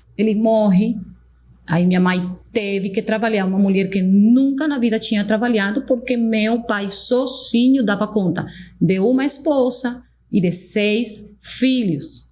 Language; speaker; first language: Portuguese; non-native, fluent; Spanish